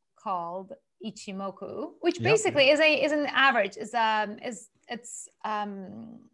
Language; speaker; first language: English; non-native, fluent; Persian